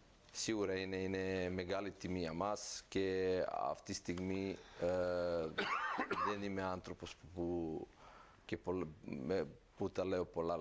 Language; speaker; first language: Greek; non-native, fluent; Serbian